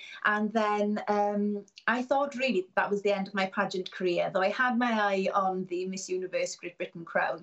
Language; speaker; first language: English; native; English